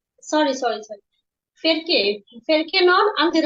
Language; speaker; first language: Italian; non-native, learner; Bangla